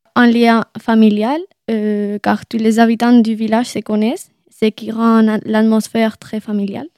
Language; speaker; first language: French; non-native, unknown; Spanish